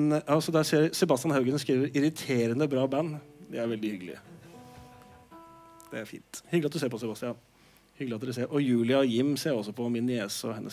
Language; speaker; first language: Norwegian; native; Norwegian